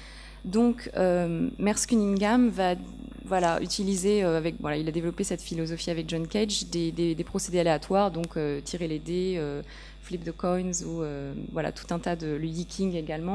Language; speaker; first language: French; native; French